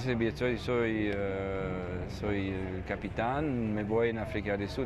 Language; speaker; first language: Spanish; non-native, fluent; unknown